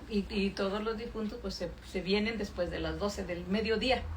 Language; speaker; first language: Spanish; native; Spanish